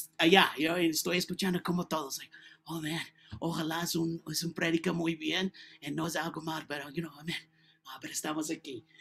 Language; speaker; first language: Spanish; non-native, learner; English